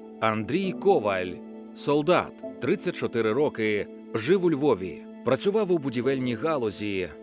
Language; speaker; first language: Ukrainian; native; Ukrainian